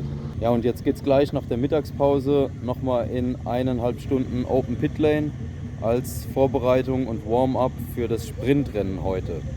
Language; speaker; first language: German; native; German